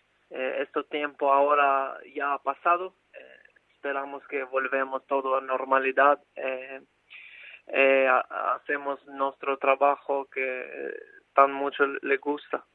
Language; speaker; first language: Spanish; non-native, fluent; Albanian